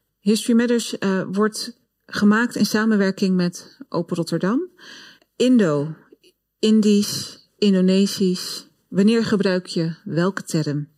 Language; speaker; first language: Dutch; early bilingual, other home language; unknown